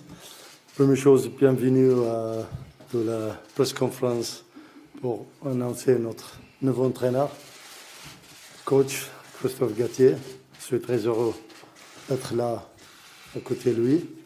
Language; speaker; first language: French; non-native, learner; Arabic